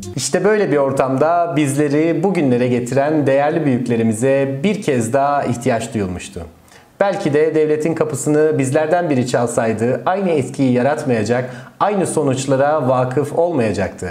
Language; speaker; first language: Turkish; native; Turkish